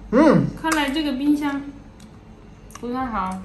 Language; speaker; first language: Chinese; non-native, fluent; Italian